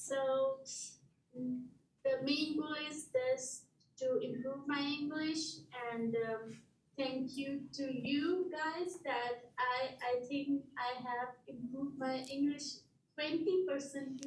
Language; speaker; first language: English; non-native, learner; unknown